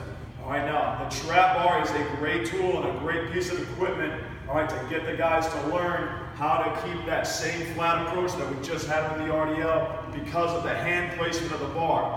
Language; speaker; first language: English; native; English